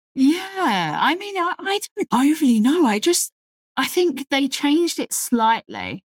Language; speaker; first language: English; native; English